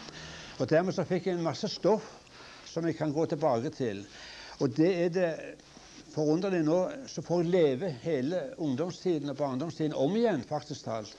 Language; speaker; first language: Norwegian; native; Norwegian